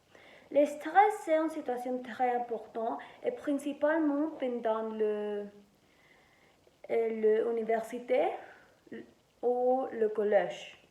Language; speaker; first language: French; non-native, learner; Spanish